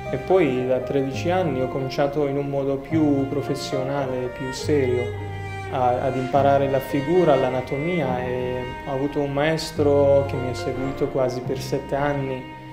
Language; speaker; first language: Italian; non-native, fluent; Persian